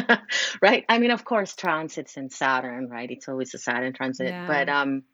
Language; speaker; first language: English; non-native, fluent; Spanish